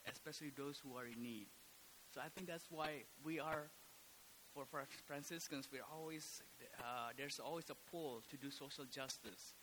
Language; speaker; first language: English; non-native, fluent; Indonesian